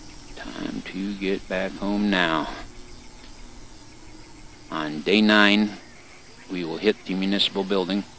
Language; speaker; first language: English; native; English